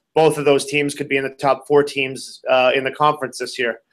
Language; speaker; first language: English; native; English